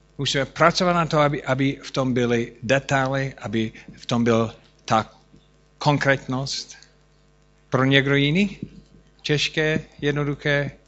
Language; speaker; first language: Czech; non-native, fluent; English